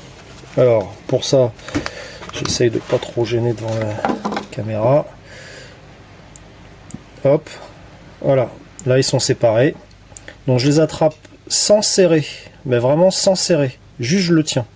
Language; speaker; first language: French; native; French